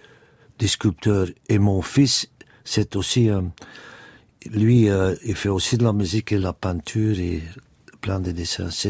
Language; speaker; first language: French; non-native, local second language; Dutch